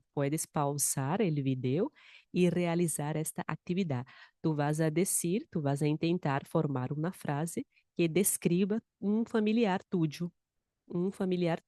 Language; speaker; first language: Spanish; non-native, fluent; Portuguese